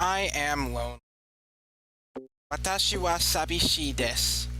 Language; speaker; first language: Japanese; non-native, learner; English